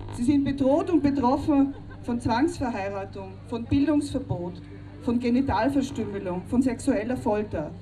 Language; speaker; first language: German; native; German